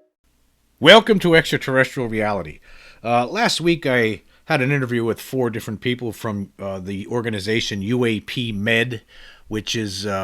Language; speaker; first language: English; native; English